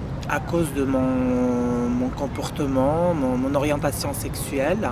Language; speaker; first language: French; non-native, local second language; Arabic